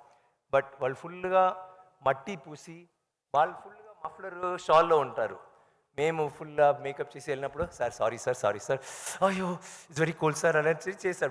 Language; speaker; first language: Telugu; non-native, learner; Tamil